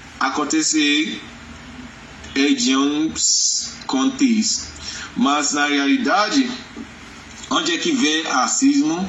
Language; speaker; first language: Portuguese; non-native, learner; Yoruba